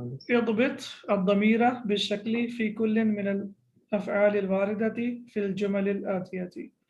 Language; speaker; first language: Arabic; non-native, fluent; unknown